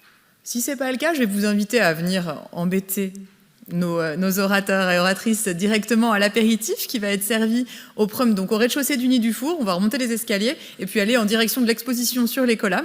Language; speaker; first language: French; native; French